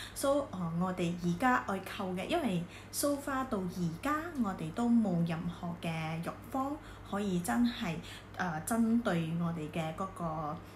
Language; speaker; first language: Cantonese; non-native, local second language; Hakka Chinese